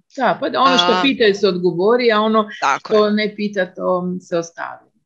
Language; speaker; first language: Croatian; native; Croatian